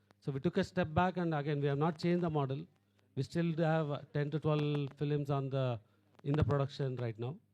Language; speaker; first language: English; non-native, local second language; Telugu